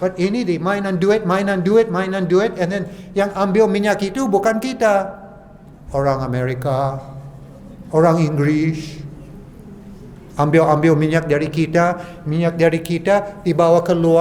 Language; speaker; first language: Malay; non-native, fluent; English